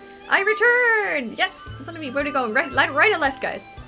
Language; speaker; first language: English; non-native, fluent; German